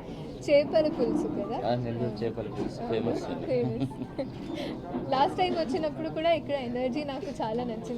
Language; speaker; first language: Telugu; non-native, fluent; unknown